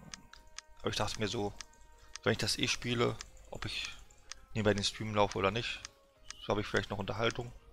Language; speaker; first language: German; native; German